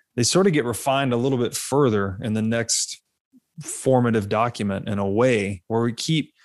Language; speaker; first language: English; native; English